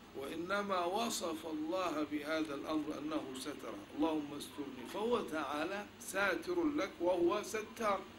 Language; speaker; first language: Arabic; native; Arabic